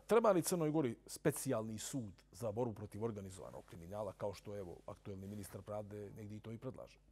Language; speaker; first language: Serbian; native; Serbian